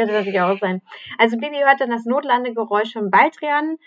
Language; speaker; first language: German; native; German